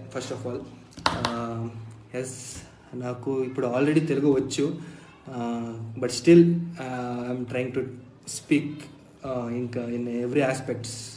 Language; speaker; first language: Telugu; non-native, fluent; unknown